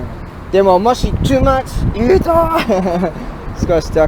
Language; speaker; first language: Japanese; non-native, learner; English